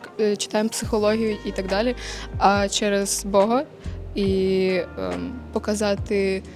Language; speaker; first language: Ukrainian; non-native, local second language; Russian